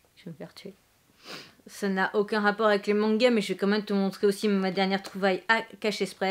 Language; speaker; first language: French; native; French